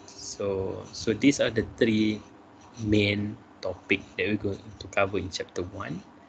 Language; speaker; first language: English; non-native, local second language; Malay